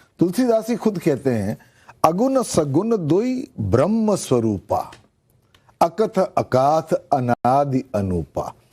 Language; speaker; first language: Hindi; native; Hindi